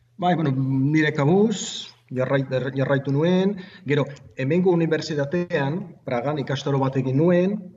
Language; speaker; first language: Basque; non-native, fluent; Czech